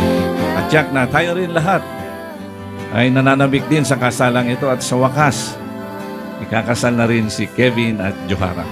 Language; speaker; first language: Filipino; native; Filipino